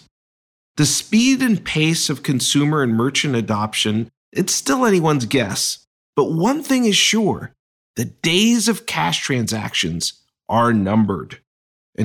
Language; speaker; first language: English; native; English